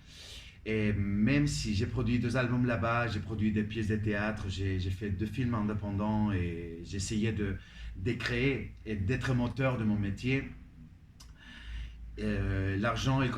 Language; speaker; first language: French; non-native, fluent; Spanish